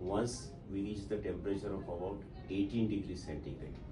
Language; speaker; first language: English; non-native, local second language; Gujarati